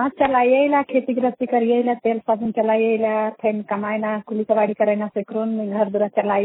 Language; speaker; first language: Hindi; non-native, local second language; Sadri